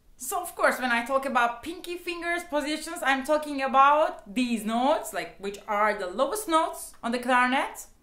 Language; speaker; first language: English; non-native, fluent; Turkish